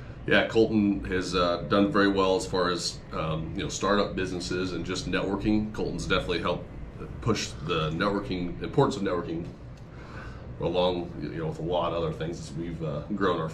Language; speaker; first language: English; native; English